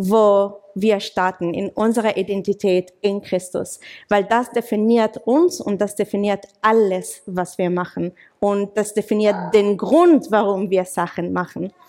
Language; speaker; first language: German; non-native, fluent; English